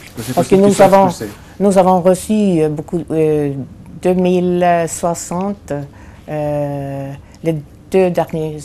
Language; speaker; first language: French; non-native, fluent; Swedish